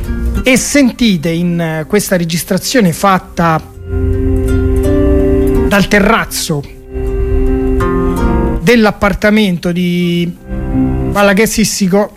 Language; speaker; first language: Italian; native; Italian